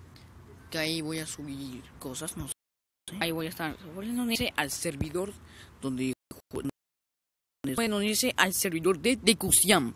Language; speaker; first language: Spanish; native; Spanish